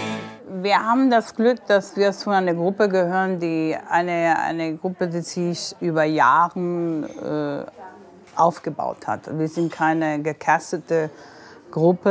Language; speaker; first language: German; non-native, fluent; English